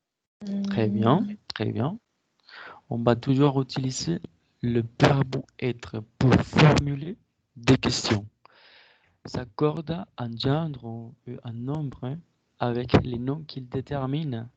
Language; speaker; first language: French; non-native, fluent; Spanish